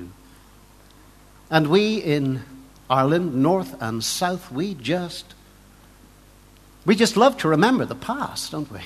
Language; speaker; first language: English; native; English